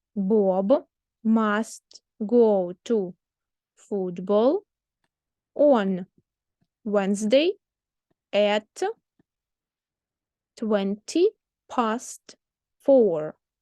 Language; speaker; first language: English; non-native, fluent; Ukrainian